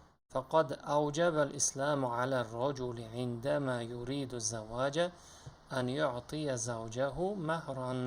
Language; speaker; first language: Arabic; non-native, fluent; Uzbek